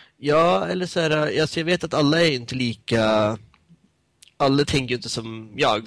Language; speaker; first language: Swedish; native; Swedish